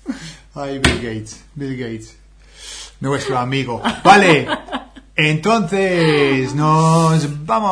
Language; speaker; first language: Spanish; non-native, fluent; English